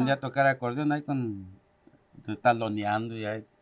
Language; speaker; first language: Spanish; native; Spanish